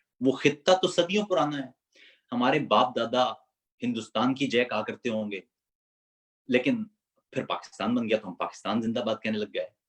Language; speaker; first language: Urdu; non-native, local second language; Punjabi